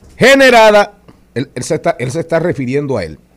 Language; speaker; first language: Spanish; native; Spanish